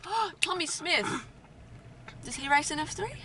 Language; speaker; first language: English; native; English